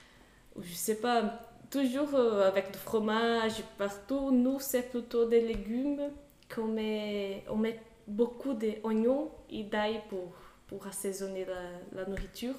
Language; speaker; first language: French; non-native, fluent; Portuguese